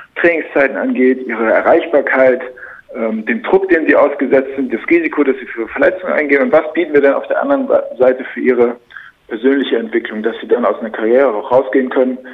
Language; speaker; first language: German; native; German